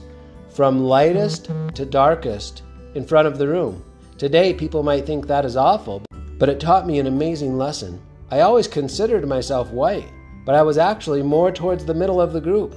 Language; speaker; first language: English; native; English